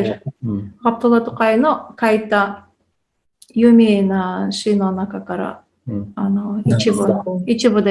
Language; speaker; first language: Japanese; non-native, learner; Tatar